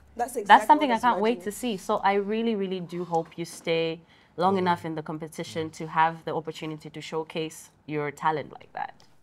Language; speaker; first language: English; non-native, local second language; Bemba